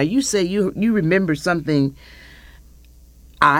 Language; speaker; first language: English; native; English